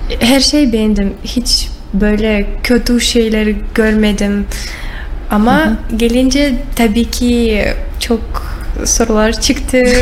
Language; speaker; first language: Turkish; non-native, learner; Russian